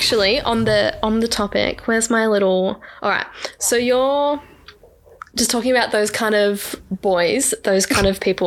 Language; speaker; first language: English; native; English